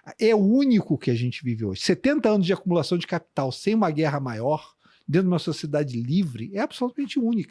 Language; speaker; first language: Portuguese; native; Portuguese